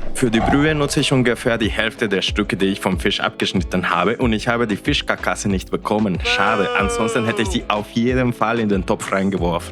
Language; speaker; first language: German; non-native, fluent; Spanish